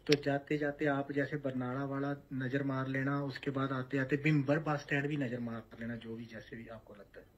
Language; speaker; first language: Hindi; non-native, local second language; Punjabi